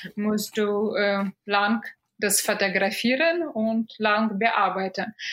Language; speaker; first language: German; non-native, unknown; Russian